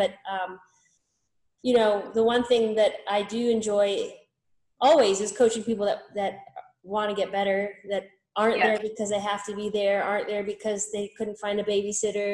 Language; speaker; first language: English; native; English